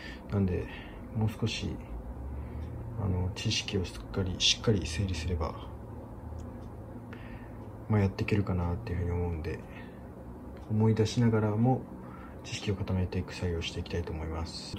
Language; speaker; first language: Japanese; native; Japanese